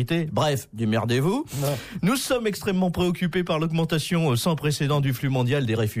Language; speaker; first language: French; native; French